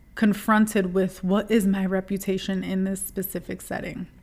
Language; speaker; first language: English; native; English